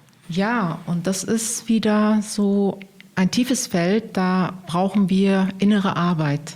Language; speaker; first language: German; non-native, fluent; Arabic